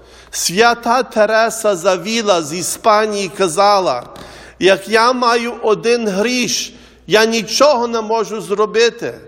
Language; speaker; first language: Ukrainian; early bilingual, heritage; Ukrainian